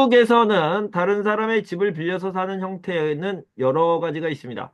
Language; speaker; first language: Korean; native; Korean